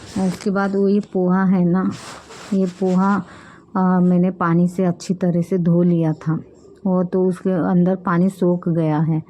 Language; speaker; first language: Hindi; non-native, local second language; Marathi